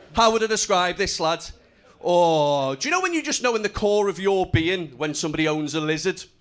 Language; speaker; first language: English; native; English